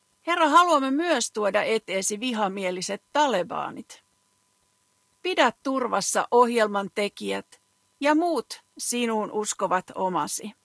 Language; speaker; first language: Finnish; native; Finnish